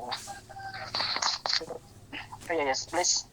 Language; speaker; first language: English; non-native, learner; Indonesian